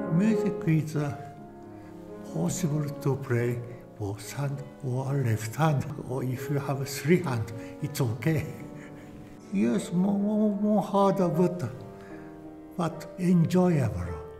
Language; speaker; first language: English; non-native, learner; Japanese